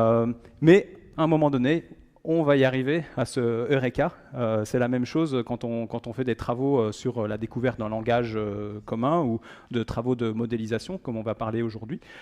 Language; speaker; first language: French; native; French